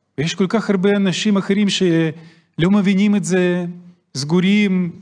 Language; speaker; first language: Hebrew; non-native, fluent; Russian